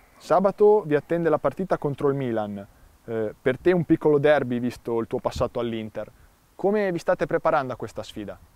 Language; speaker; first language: Italian; native; Italian